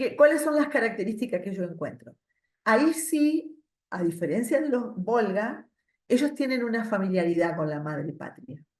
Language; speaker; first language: Spanish; non-native, local second language; German